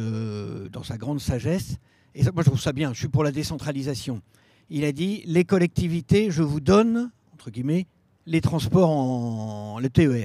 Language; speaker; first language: French; native; French